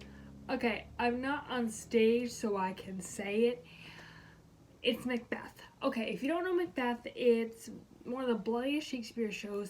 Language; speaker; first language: English; native; English